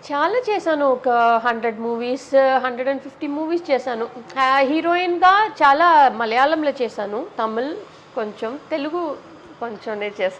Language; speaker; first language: Telugu; non-native, learner; Malayalam